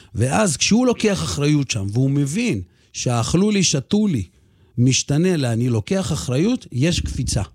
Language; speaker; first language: Hebrew; early bilingual, other home language; Russian